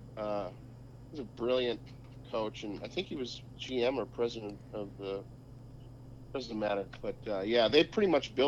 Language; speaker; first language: English; native; English